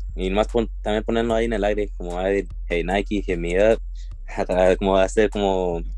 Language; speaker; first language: Spanish; early bilingual, heritage; Spanish